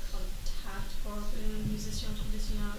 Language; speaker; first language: French; non-native, learner; English